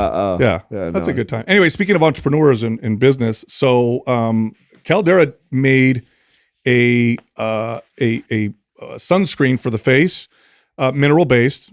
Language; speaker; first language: English; native; English